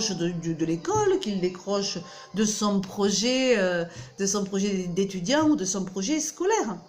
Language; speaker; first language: French; native; French